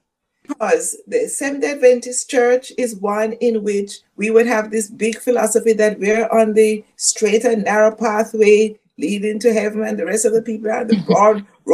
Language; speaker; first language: English; non-native, local second language; Jamaican Creole English